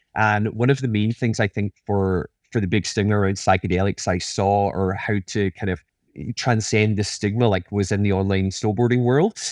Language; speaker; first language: English; native; English